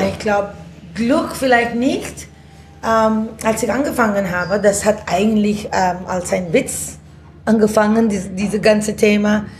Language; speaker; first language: German; non-native, fluent; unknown